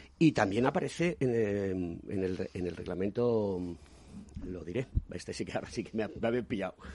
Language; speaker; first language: Spanish; native; Spanish